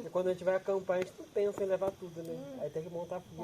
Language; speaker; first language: Portuguese; native; Portuguese